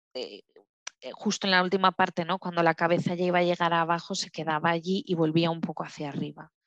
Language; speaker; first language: Spanish; native; Spanish